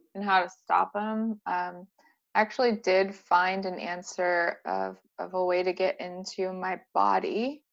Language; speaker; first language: English; native; English